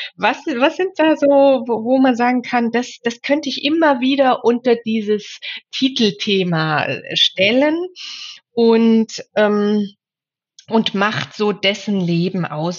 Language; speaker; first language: German; native; German